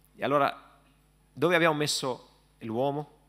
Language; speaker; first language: Italian; non-native, fluent; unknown